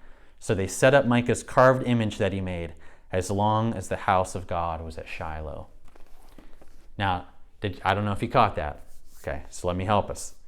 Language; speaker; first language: English; native; English